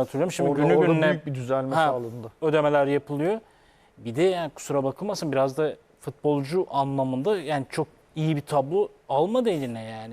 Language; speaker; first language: Turkish; native; Turkish